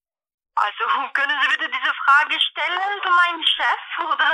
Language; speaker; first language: German; non-native, learner; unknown